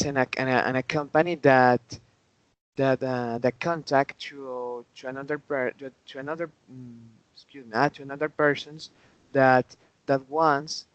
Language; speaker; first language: English; non-native, learner; Spanish